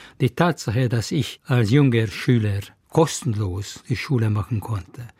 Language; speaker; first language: German; non-native, fluent; Hungarian